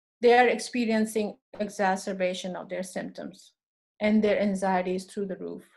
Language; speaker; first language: English; non-native, local second language; Urdu